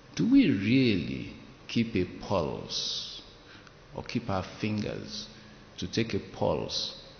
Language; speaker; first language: English; non-native, local second language; Yoruba